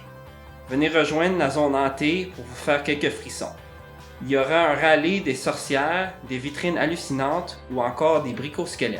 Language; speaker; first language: French; native; French